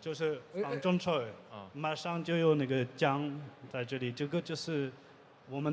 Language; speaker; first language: Chinese; non-native, learner; French